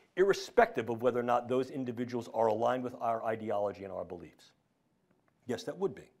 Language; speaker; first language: English; native; English